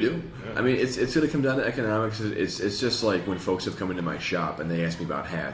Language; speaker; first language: English; native; English